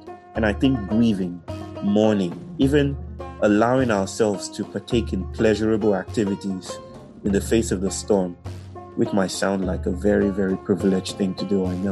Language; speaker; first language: English; non-native, local second language; Yoruba